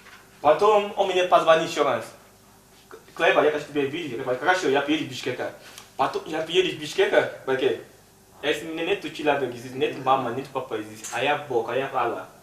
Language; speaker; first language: Russian; non-native, learner; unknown